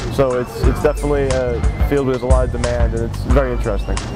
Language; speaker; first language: English; native; English